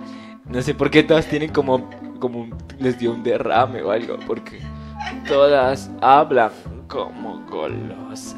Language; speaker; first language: Spanish; native; Spanish